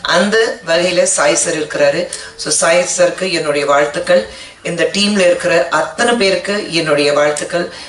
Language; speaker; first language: Tamil; non-native, fluent; Hindi